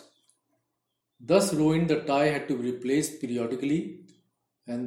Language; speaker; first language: English; non-native, local second language; Hindi